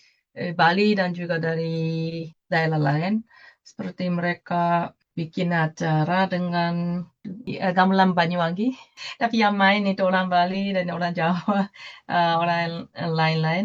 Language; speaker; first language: Indonesian; non-native, fluent; Japanese